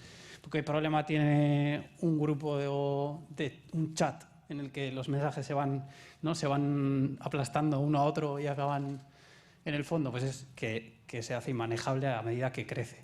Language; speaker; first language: Spanish; native; Spanish